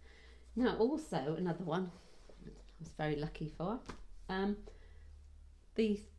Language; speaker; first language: English; native; English